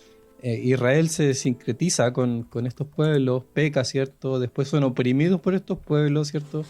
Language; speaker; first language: Spanish; native; Spanish